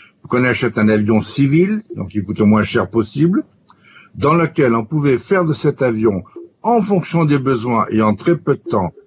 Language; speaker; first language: French; native; French